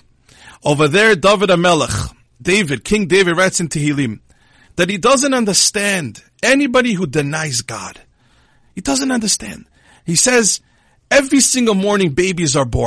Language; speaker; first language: English; non-native, fluent; Hebrew